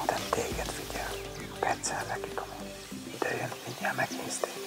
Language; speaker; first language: Hungarian; native; Hungarian